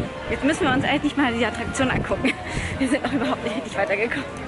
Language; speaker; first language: German; native; German